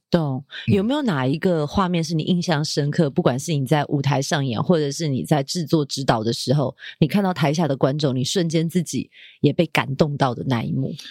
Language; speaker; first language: Chinese; native; Chinese